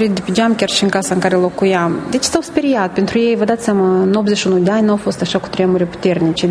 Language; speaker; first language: Romanian; native; Romanian